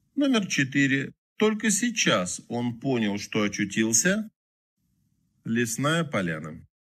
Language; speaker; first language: Russian; native; Russian